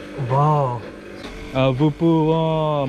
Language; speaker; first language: French; non-native, learner; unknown